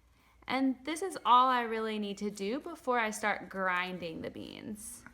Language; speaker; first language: English; early bilingual, other home language; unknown